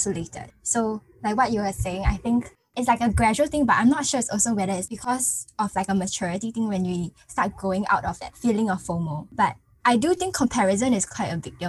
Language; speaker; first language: English; native; English